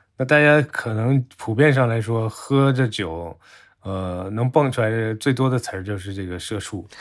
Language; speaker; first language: Chinese; non-native, fluent; Japanese